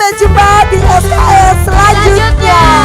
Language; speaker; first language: Indonesian; native; Indonesian